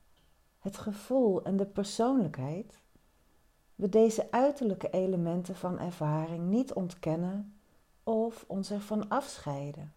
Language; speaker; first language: Dutch; native; Dutch